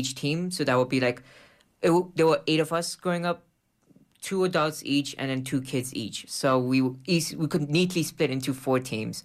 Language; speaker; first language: English; non-native, local second language; Urdu